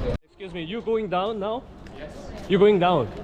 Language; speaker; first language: English; non-native, learner; Korean